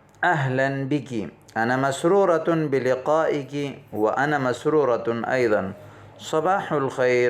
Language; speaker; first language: Arabic; non-native, fluent; Urdu